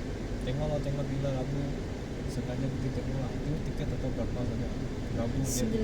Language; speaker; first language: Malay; non-native, local second language; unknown